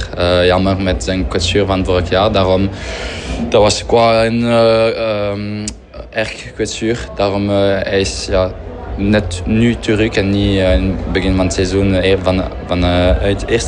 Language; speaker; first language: Dutch; non-native, fluent; French